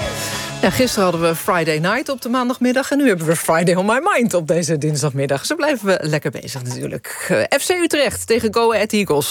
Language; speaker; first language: Dutch; native; Dutch